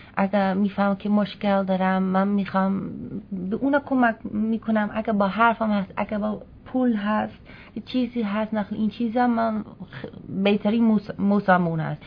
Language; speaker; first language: Persian; non-native, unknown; Dutch